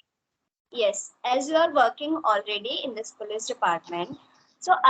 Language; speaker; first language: English; non-native, local second language; Hindi